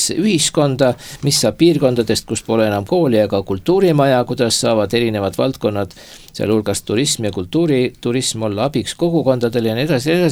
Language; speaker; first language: Estonian; native; Estonian